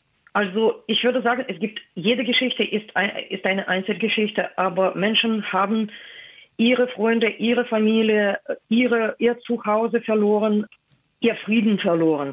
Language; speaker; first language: German; non-native, fluent; Russian